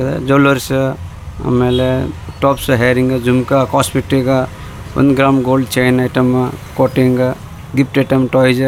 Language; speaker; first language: Kannada; non-native, local second language; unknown